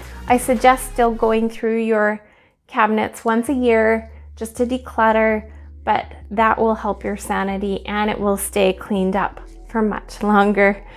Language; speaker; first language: English; native; English